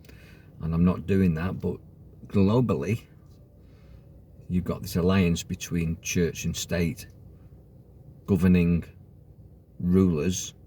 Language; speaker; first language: English; native; English